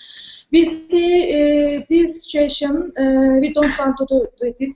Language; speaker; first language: English; non-native, learner; Turkish